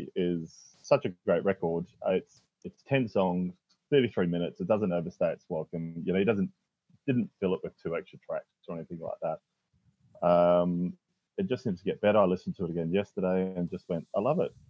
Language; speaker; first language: English; native; English